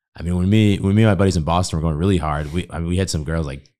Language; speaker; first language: English; native; English